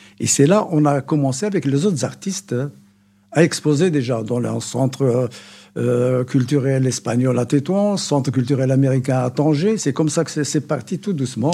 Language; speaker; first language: French; non-native, local second language; Arabic